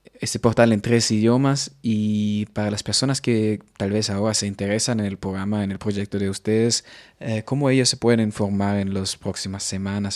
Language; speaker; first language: Spanish; non-native, fluent; German